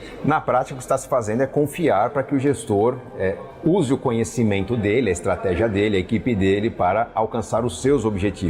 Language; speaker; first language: Portuguese; native; Portuguese